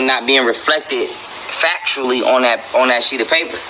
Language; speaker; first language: English; native; English